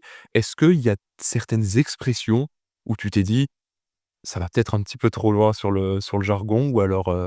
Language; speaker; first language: French; native; French